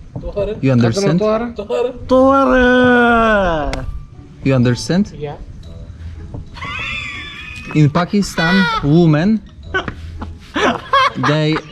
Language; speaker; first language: English; non-native, learner; Polish